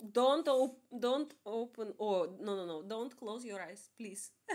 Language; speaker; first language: English; non-native, learner; Russian